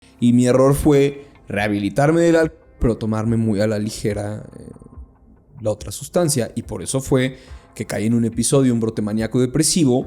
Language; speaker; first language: Spanish; native; Spanish